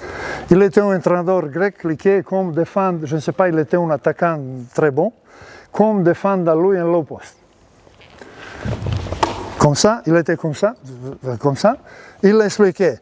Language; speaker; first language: French; non-native, learner; Serbian